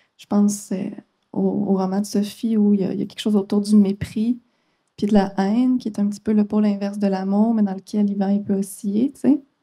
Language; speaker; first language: French; native; French